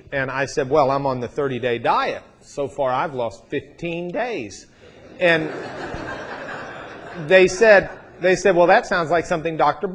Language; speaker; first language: English; native; English